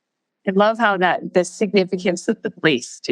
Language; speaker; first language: English; native; English